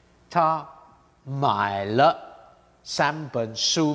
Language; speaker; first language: Chinese; non-native, fluent; English